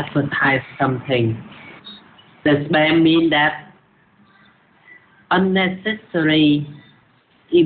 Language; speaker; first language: English; non-native, learner; Vietnamese